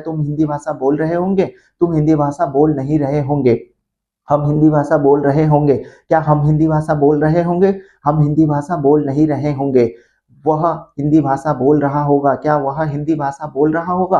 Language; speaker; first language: Hindi; non-native, local second language; Odia